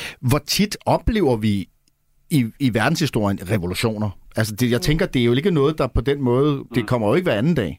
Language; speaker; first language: Danish; native; Danish